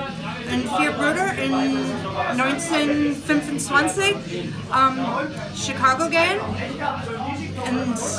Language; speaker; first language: German; non-native, learner; English